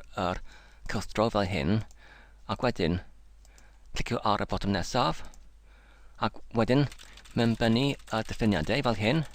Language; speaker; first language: Welsh; non-native, learner; English